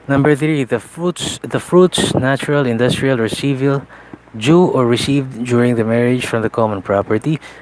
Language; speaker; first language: English; non-native, local second language; Filipino